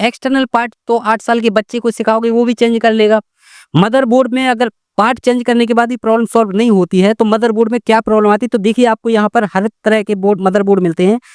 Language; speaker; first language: Hindi; native; Hindi